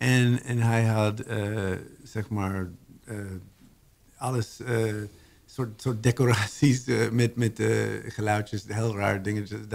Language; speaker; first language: Dutch; non-native, learner; English